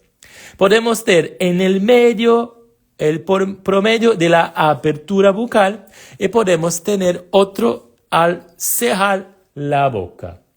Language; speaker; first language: Spanish; non-native, fluent; Portuguese